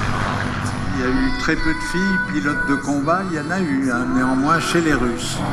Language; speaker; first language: French; native; French